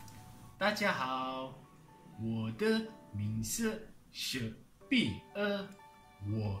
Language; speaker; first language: Chinese; non-native, learner; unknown